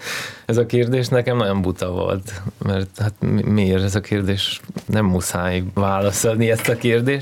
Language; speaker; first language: Hungarian; non-native, fluent; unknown